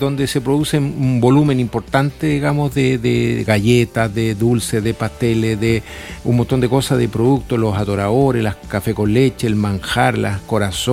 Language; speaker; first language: Spanish; native; Spanish